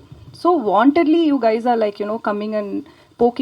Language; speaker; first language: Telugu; non-native, local second language; Tamil